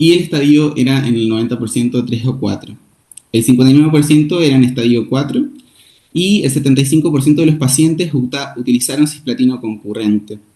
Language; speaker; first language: Spanish; native; Spanish